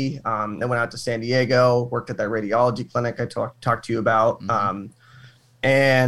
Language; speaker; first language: English; native; English